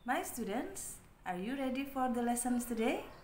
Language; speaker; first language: English; non-native, fluent; Indonesian